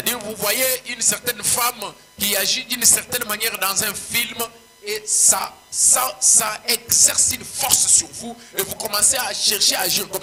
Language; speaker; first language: French; non-native, local second language; Swahili